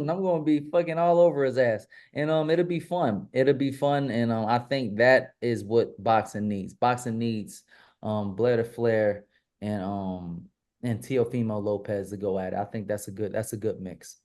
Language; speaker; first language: English; native; English